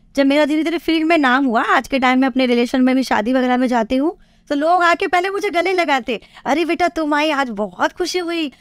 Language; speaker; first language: Hindi; native; Hindi